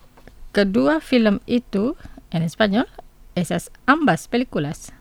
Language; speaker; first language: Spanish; non-native, fluent; Indonesian